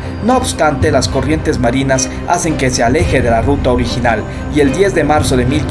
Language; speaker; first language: Spanish; native; Spanish